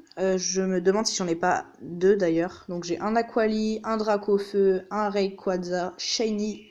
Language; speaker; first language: French; native; French